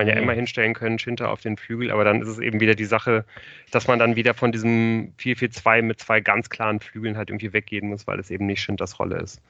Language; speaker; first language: German; native; German